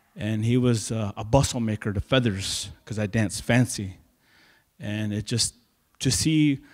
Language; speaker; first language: English; native; English